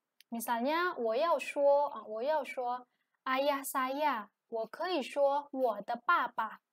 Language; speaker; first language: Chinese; non-native, fluent; Indonesian